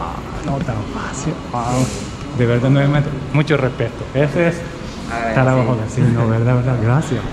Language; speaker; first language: Spanish; non-native, learner; Japanese